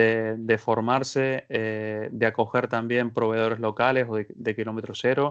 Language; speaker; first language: Spanish; native; Spanish